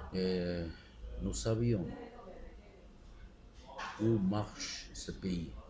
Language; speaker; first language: French; non-native, fluent; Armenian